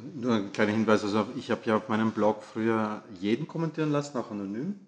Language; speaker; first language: German; native; German